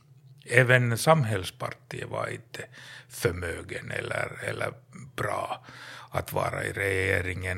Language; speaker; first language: Swedish; non-native, learner; Finnish